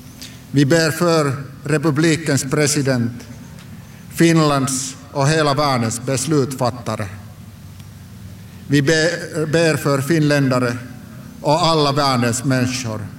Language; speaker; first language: Swedish; non-native, local second language; Finnish